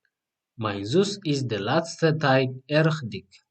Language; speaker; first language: Dutch; non-native, fluent; Tigrinya